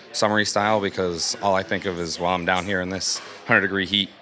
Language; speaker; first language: English; native; English